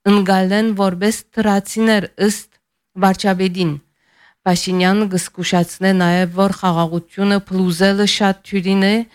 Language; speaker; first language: Armenian; early bilingual, heritage; Armenian